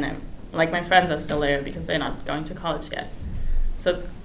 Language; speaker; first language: English; non-native, fluent; German